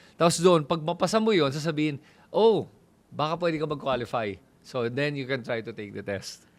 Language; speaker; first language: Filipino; native; Filipino